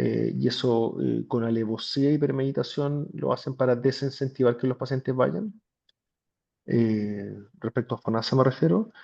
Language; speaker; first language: Spanish; native; Spanish